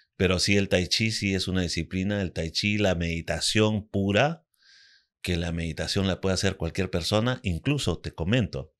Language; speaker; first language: Spanish; native; Spanish